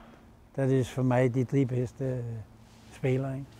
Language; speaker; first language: Dutch; non-native, fluent; Danish